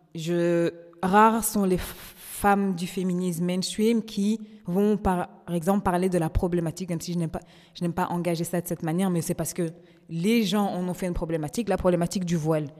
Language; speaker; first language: French; native; French